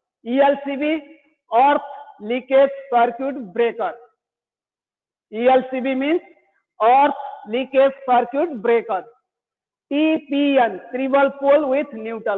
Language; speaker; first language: English; non-native, learner; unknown